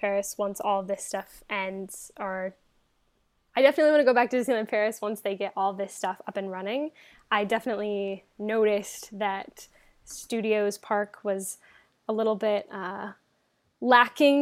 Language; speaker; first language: English; native; English